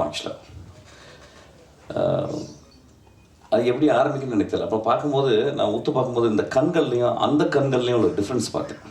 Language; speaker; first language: Tamil; native; Tamil